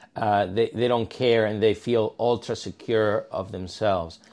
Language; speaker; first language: English; non-native, fluent; Spanish